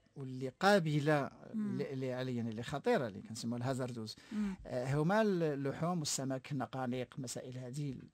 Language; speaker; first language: Arabic; native; Arabic